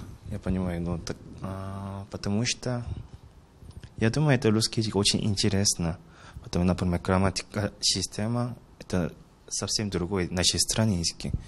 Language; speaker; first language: Russian; non-native, learner; Korean